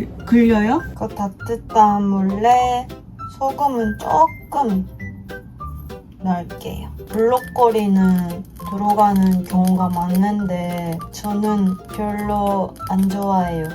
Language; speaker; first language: Korean; non-native, fluent; Japanese